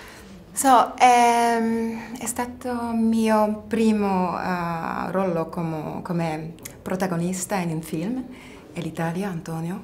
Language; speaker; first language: Italian; non-native, learner; French